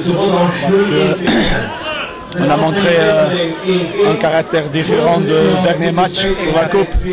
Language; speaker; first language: French; non-native, fluent; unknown